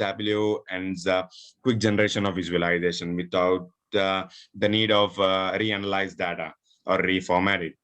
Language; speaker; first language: English; non-native, local second language; Urdu